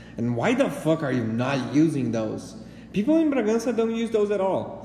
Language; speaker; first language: English; non-native, fluent; Portuguese